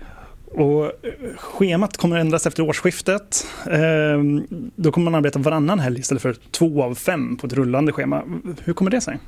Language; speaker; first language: Swedish; native; Swedish